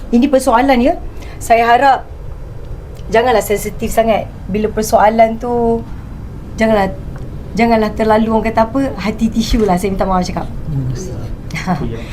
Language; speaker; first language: Malay; native; Malay